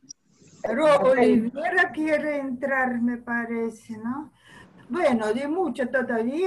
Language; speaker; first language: Spanish; non-native, fluent; Russian